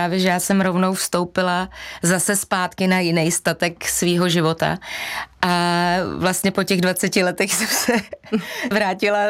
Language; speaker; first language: Czech; native; Czech